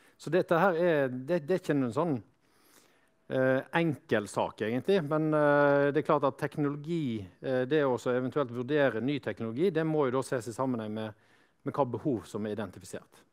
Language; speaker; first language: Norwegian; native; Norwegian